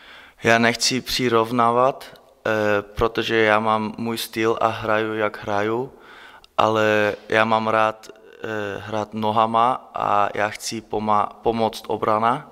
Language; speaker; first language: Czech; non-native, learner; Dutch